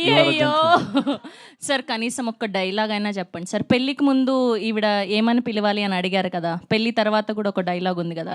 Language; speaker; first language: Telugu; native; Telugu